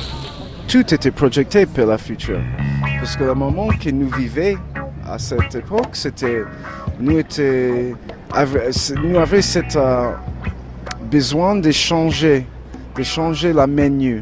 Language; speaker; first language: French; non-native, learner; English